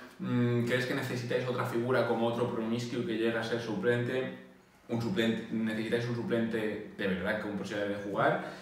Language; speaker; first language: Spanish; native; Spanish